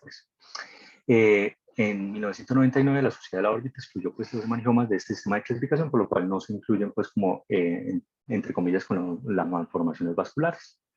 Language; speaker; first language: Spanish; native; Spanish